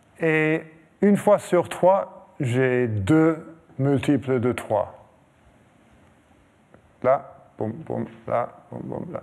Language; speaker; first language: French; non-native, fluent; English